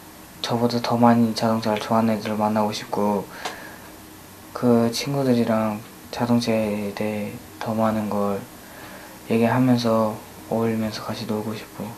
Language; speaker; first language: Korean; early bilingual, other home language; Uzbek